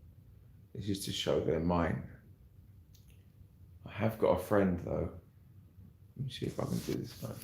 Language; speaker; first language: English; native; English